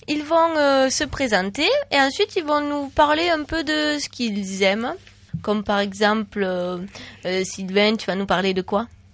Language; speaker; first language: French; native; French